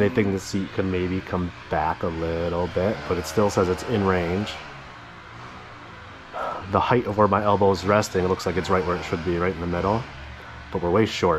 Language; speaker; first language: English; native; English